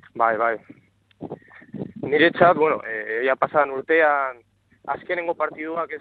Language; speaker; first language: Basque; non-native, local second language; Spanish